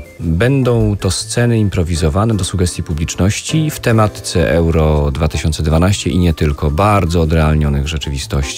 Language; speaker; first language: Polish; native; Polish